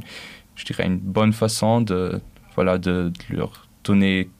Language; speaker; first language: French; non-native, local second language; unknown